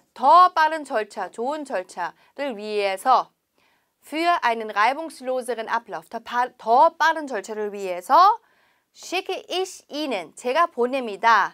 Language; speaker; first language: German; non-native, fluent; Korean